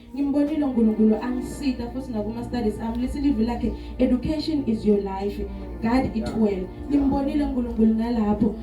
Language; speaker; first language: Zulu; non-native, local second language; Swati